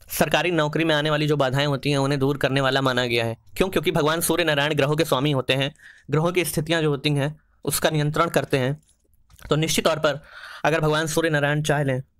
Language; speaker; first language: Hindi; native; Hindi